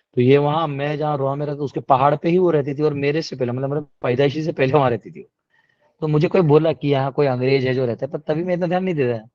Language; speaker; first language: Hindi; non-native, local second language; Marathi